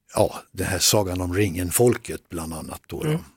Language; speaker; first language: Swedish; native; Swedish